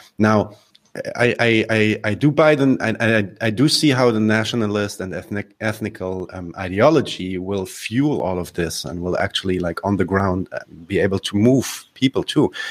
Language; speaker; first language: English; non-native, fluent; Polish